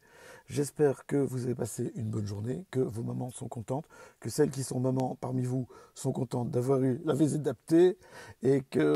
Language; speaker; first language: French; native; French